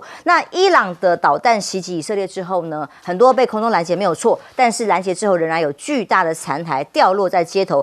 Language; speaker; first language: Chinese; native; Chinese